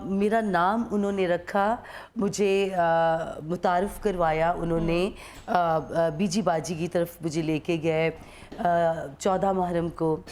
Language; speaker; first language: Urdu; non-native, local second language; Punjabi